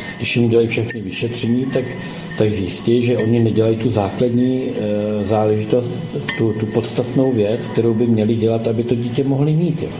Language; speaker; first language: Czech; native; Czech